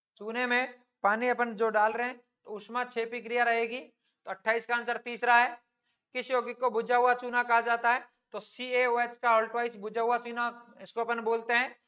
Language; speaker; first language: Hindi; native; Hindi